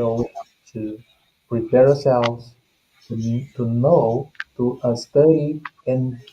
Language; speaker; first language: English; non-native, fluent; Portuguese